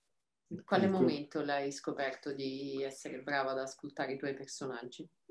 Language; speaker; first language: Italian; non-native, fluent; French